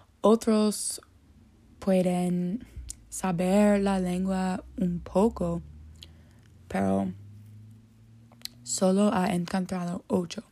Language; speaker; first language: Spanish; non-native, learner; English